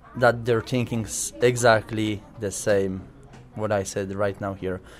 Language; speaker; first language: English; non-native, learner; Polish